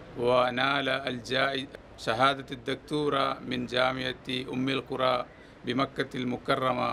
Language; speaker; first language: Arabic; non-native, fluent; Malayalam